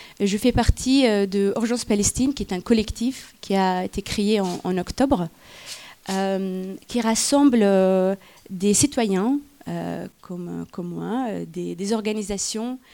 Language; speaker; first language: French; non-native, fluent; Arabic